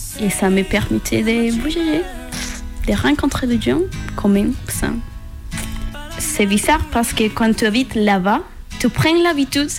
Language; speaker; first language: French; non-native, learner; Spanish